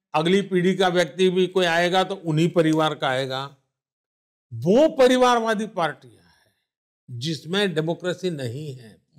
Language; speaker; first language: Hindi; non-native, local second language; Gujarati